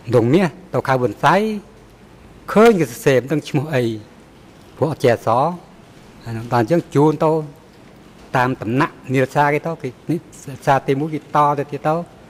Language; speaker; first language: Khmer; non-native, local second language; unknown